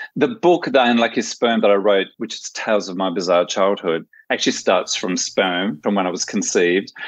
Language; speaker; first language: English; native; English